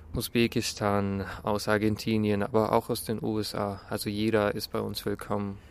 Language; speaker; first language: German; early bilingual, other home language; Russian